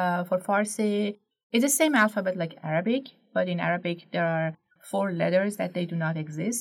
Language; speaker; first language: English; non-native, fluent; Persian